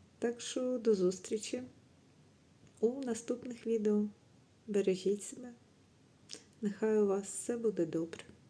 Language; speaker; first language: Ukrainian; native; Ukrainian